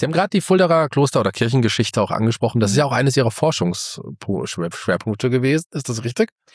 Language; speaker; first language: German; native; German